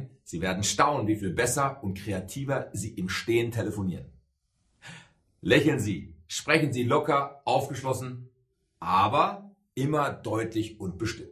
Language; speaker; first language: German; native; German